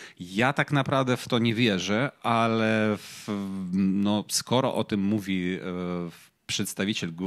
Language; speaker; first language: Polish; non-native, fluent; Ukrainian